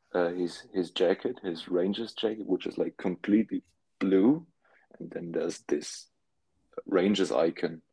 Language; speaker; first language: English; non-native, fluent; German